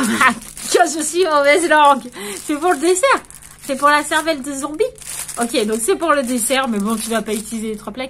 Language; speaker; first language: French; native; French